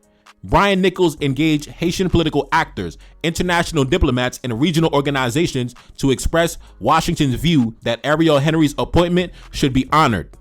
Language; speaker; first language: English; native; English